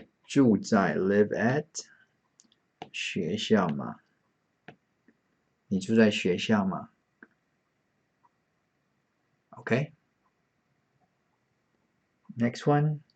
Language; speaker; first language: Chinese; non-native, fluent; English